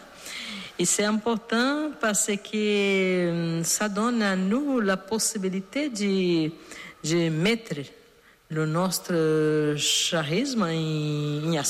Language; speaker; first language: French; non-native, learner; Portuguese